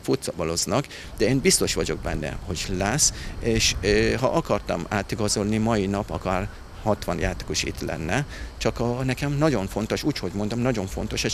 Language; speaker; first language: Hungarian; non-native, learner; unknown